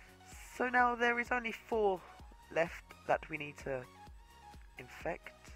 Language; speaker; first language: English; native; English